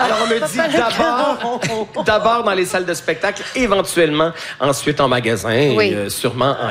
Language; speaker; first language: French; native; French